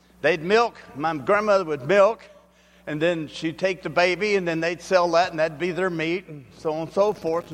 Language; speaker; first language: English; native; English